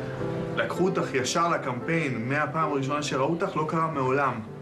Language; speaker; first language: Hebrew; native; Hebrew